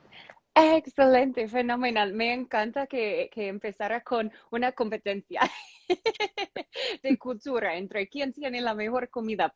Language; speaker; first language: Spanish; non-native, fluent; English